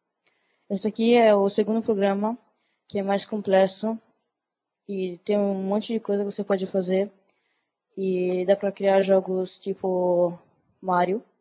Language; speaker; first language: Portuguese; early bilingual, other home language; Italian